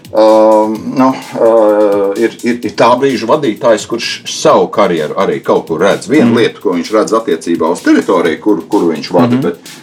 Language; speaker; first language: Latvian; native; Latvian